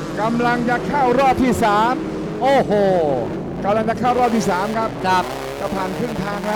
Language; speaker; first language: Thai; native; Thai